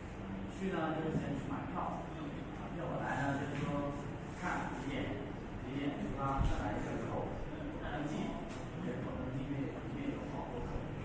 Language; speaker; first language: Chinese; non-native, learner; Lao